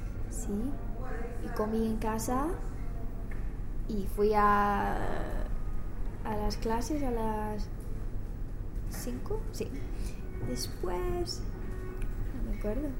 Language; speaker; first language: Spanish; non-native, learner; English